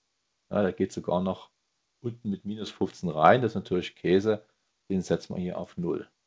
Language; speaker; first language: German; native; German